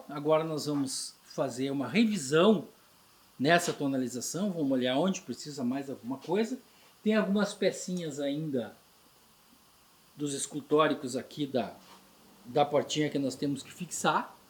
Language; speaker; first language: Portuguese; native; Portuguese